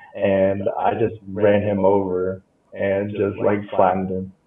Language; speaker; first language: English; native; English